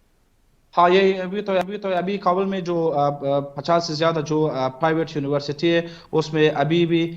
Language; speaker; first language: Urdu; non-native, fluent; Persian